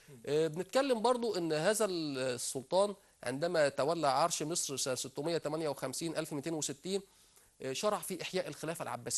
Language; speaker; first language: Arabic; native; Arabic